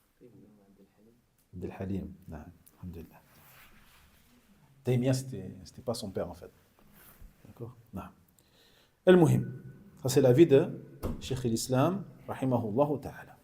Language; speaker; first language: French; native; French